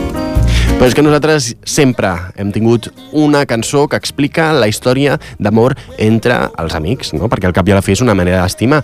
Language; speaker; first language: Catalan; native; Catalan